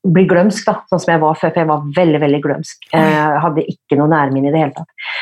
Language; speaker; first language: Norwegian; native; Norwegian